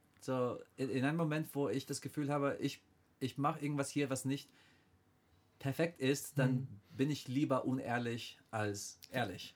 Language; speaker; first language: German; non-native, fluent; English